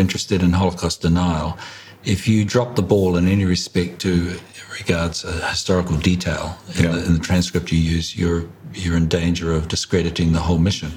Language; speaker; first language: English; native; English